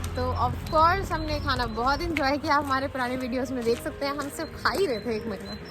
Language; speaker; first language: Hindi; native; Hindi